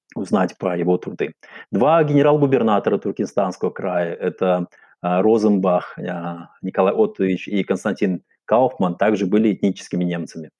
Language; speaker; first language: Russian; non-native, local second language; Uzbek